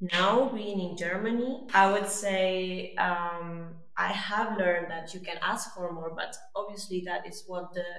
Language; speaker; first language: English; non-native, fluent; Spanish